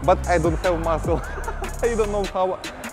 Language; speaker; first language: English; non-native, learner; Russian